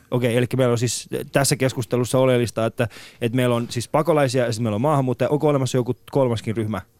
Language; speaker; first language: Finnish; early bilingual, other home language; Persian